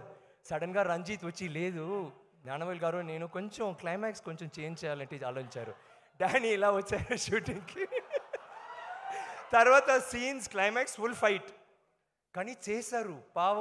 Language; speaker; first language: Telugu; non-native, learner; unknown